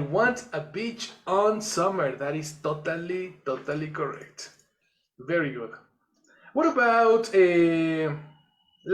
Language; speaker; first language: English; non-native, fluent; Spanish